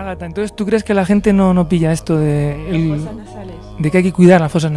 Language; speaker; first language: Spanish; native; Spanish